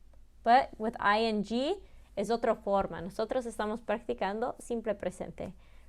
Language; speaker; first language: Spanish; early bilingual, heritage; Spanish